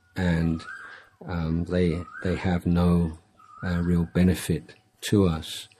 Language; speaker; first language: English; native; English